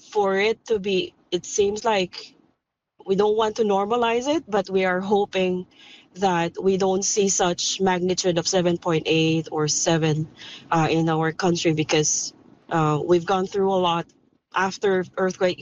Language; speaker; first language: English; non-native, local second language; Cebuano